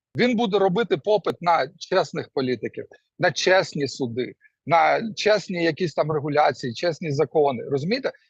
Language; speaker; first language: Ukrainian; non-native, local second language; Russian